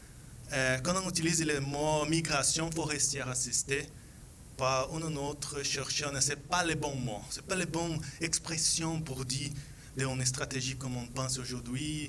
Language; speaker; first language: French; non-native, fluent; Portuguese